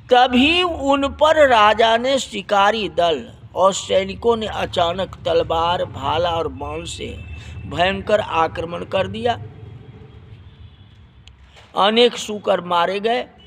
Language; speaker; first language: Hindi; native; Hindi